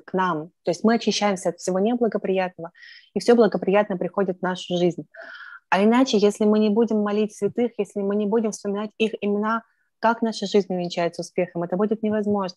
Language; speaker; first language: Russian; native; Russian